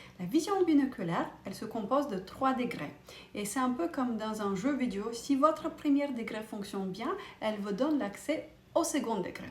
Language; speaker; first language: French; non-native, fluent; Russian